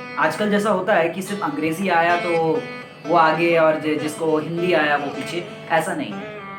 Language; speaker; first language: Hindi; native; Hindi